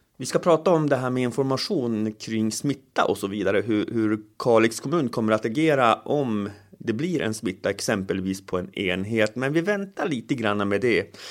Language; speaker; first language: Swedish; native; Swedish